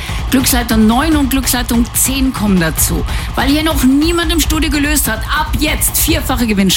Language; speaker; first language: German; native; German